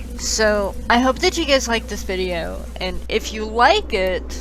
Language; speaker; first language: English; native; English